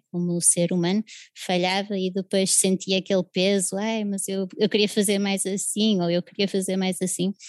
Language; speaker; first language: Portuguese; early bilingual, other home language; English